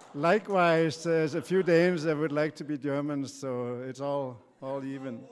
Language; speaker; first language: English; non-native, fluent; Danish